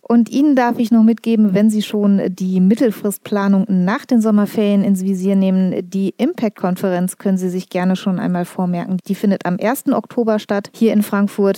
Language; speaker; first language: German; native; German